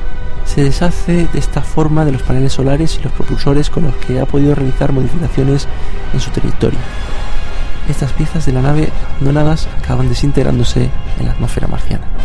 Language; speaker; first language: Spanish; native; Spanish